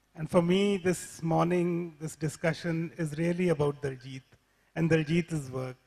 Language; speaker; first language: English; non-native, local second language; Punjabi